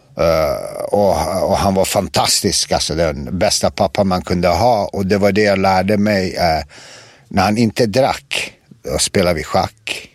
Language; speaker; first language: Swedish; early bilingual, other home language; Serbian